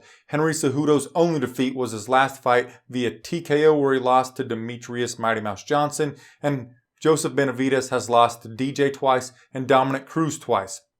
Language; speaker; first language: English; native; English